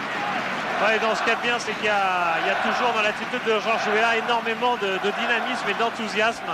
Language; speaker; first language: French; native; French